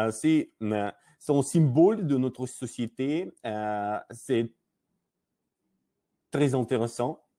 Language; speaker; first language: French; non-native, learner; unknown